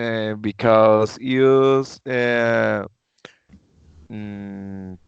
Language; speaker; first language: English; non-native, learner; Spanish